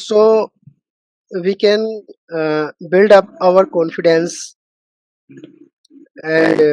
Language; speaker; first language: English; non-native, learner; Hindi